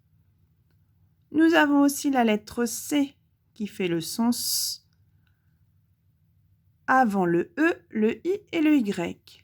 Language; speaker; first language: French; native; French